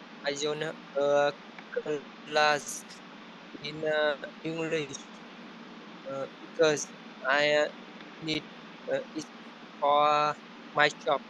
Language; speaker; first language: English; non-native, learner; Vietnamese